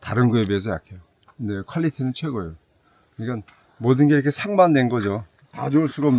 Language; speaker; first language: Korean; early bilingual, heritage; Korean